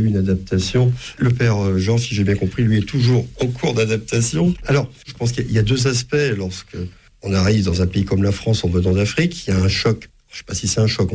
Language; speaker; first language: French; native; French